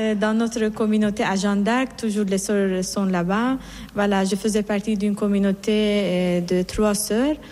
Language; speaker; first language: French; non-native, fluent; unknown